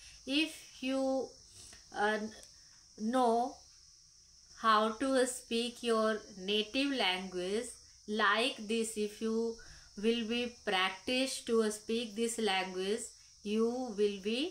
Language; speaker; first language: English; non-native, local second language; Hindi